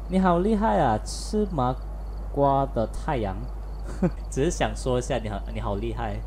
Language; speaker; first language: Chinese; non-native, learner; Malay